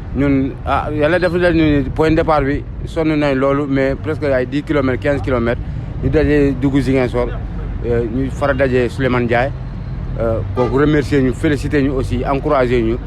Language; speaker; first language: Wolof; non-native, local second language; Mandingo